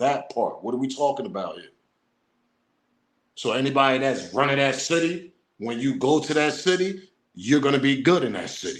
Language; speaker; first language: English; native; English